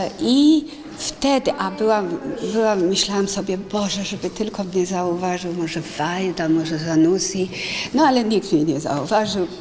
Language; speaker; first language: Polish; early bilingual, heritage; Polish